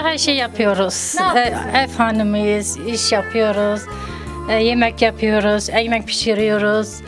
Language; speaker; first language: Turkish; non-native, local second language; Kurdish